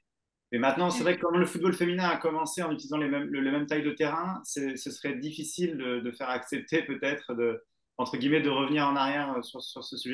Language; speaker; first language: French; native; French